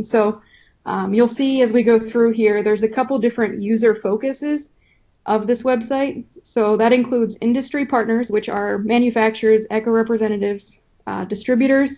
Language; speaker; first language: English; native; English